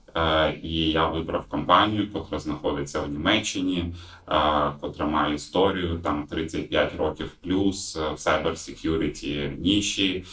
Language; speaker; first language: Ukrainian; non-native, local second language; Russian